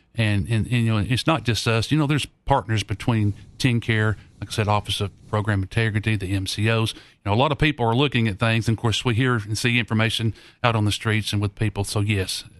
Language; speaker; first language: English; native; English